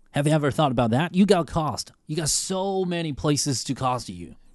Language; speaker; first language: English; non-native, fluent; Chinese